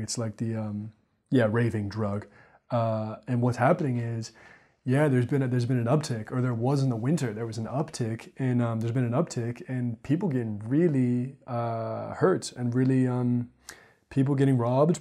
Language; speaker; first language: English; native; English